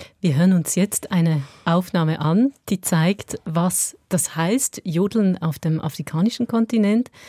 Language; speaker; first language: German; native; German